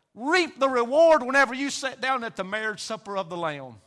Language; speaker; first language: English; native; English